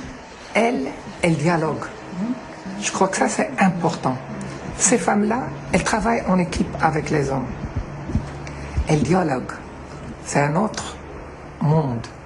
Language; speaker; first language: French; non-native, local second language; Arabic